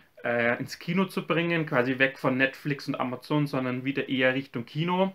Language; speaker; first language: German; native; German